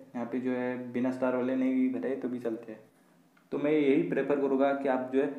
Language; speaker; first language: Hindi; non-native, local second language; Marathi